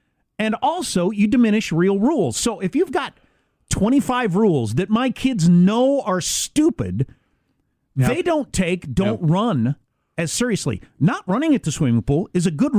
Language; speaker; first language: English; native; English